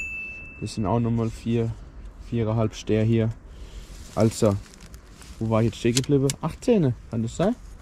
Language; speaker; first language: German; native; German